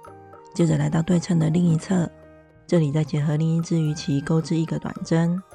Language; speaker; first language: Chinese; native; Chinese